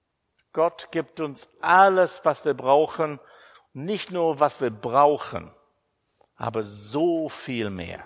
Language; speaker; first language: German; non-native, fluent; English